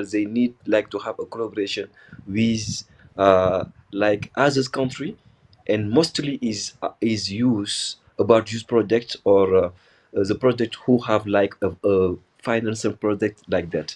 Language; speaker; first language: English; non-native, local second language; Wolof